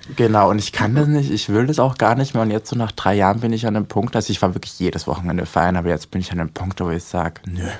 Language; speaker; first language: German; native; German